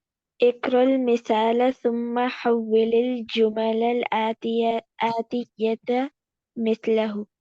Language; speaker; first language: Arabic; non-native, learner; Urdu